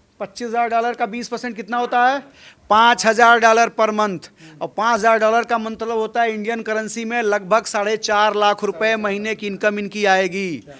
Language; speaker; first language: Hindi; native; Hindi